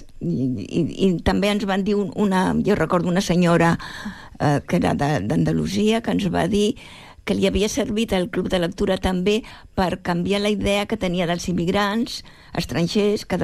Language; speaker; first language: Catalan; native; Catalan